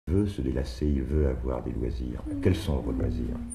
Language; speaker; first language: French; native; French